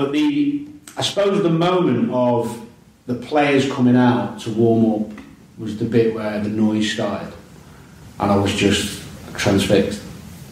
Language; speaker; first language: English; native; English